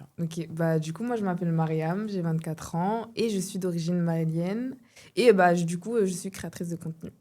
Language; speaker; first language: French; early bilingual, other home language; Bambara